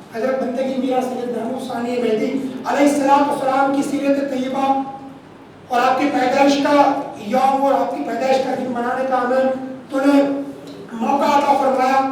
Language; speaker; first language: Urdu; non-native, local second language; Gujarati